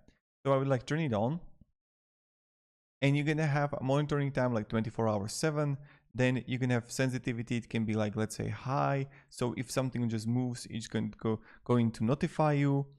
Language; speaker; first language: English; non-native, fluent; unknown